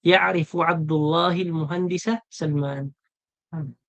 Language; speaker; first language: Arabic; non-native, fluent; Filipino